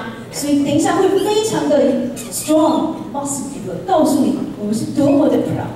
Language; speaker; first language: Chinese; native; Chinese